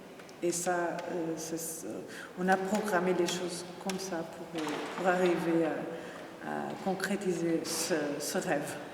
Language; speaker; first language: French; non-native, fluent; Portuguese